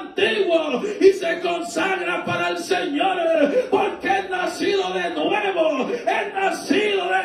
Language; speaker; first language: Spanish; native; Spanish